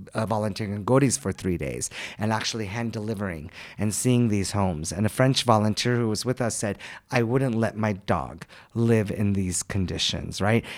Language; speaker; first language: English; native; English